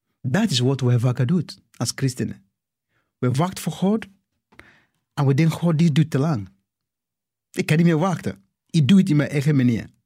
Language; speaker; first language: Dutch; non-native, fluent; English